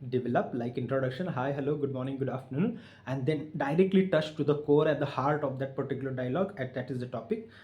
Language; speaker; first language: English; non-native, local second language; Marathi